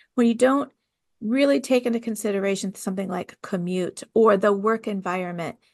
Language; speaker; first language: English; native; English